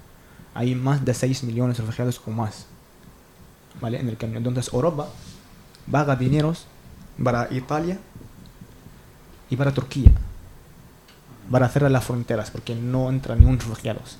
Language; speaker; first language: Spanish; non-native, learner; Arabic